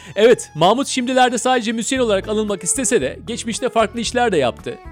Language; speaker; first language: Turkish; non-native, local second language; Kurdish